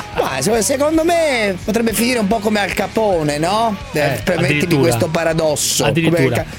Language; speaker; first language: Italian; native; Italian